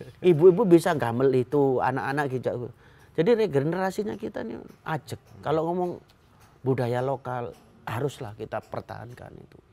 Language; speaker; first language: Indonesian; non-native, local second language; Madurese